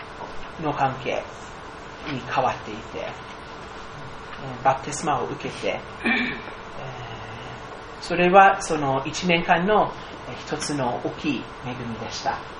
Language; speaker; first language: Japanese; non-native, fluent; English